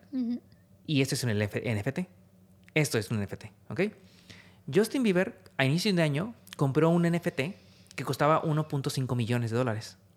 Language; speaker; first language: Spanish; native; Spanish